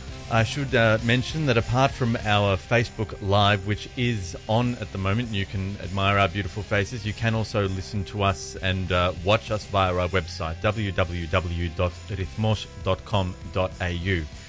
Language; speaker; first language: English; early bilingual, other home language; Greek